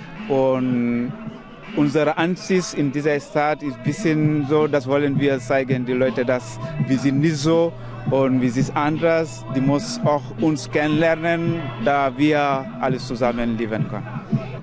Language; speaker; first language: German; non-native, learner; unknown